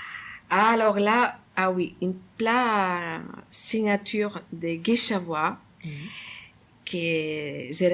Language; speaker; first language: French; non-native, fluent; Greek